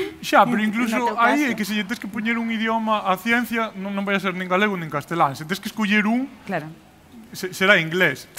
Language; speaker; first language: Galician; non-native, local second language; Spanish